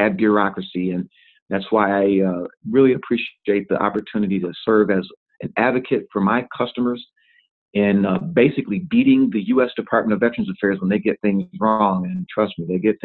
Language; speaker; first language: English; native; English